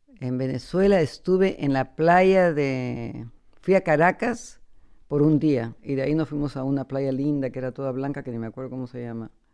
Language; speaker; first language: Spanish; native; Spanish